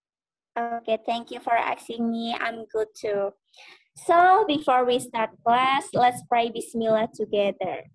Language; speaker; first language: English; non-native, learner; Indonesian